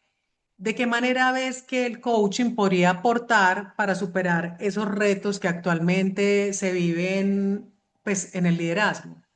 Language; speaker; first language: Spanish; native; Spanish